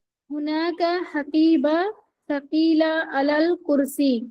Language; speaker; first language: Arabic; non-native, learner; Urdu